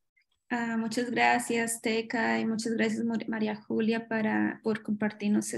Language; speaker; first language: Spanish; non-native, fluent; Portuguese